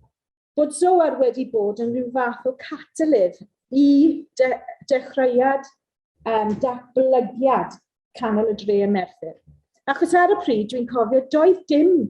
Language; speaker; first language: Welsh; non-native, local second language; English